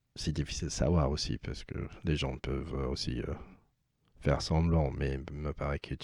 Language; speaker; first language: French; non-native, fluent; English